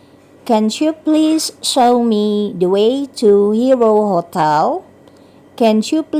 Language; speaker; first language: English; non-native, fluent; Indonesian